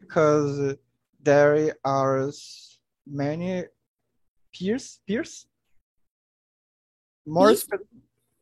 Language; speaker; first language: English; non-native, learner; Portuguese